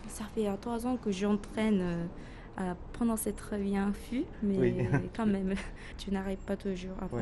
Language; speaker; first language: French; non-native, fluent; Japanese